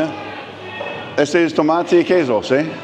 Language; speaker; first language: Spanish; non-native, learner; English